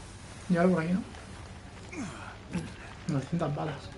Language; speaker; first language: Spanish; native; Spanish